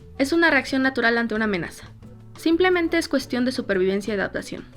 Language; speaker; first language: Spanish; native; Spanish